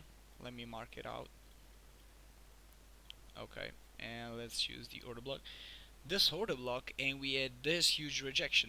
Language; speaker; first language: English; non-native, fluent; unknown